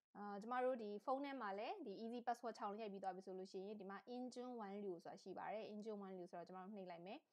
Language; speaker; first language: Burmese; native; Burmese